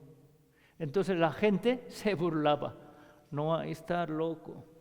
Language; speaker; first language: Spanish; non-native, learner; Korean